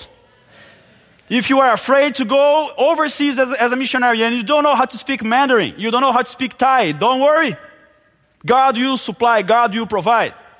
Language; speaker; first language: English; non-native, fluent; Portuguese